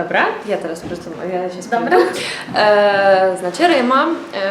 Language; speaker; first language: Polish; non-native, learner; Ukrainian